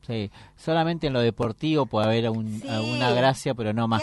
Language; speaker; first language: Spanish; native; Spanish